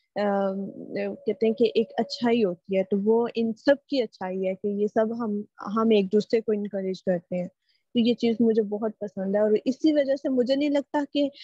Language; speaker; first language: Urdu; native; Urdu